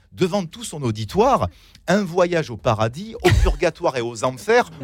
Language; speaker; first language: French; native; French